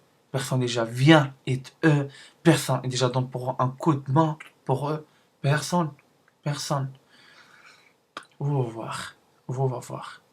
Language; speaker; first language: French; non-native, learner; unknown